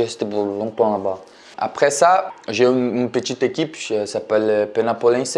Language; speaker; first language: French; non-native, learner; Portuguese